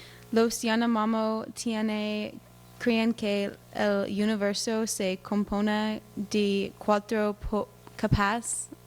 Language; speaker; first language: Spanish; non-native, learner; English